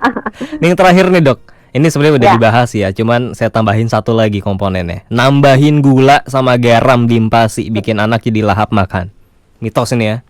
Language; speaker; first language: Indonesian; native; Indonesian